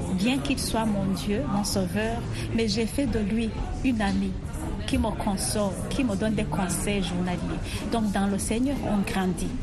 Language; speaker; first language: French; non-native, local second language; Rundi